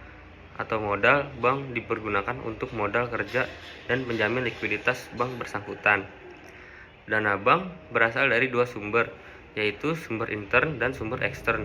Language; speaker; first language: Indonesian; native; Indonesian